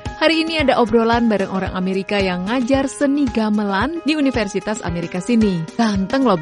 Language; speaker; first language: Indonesian; native; Indonesian